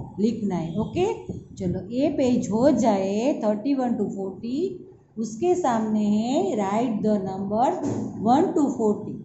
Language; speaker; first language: Hindi; non-native, local second language; Gujarati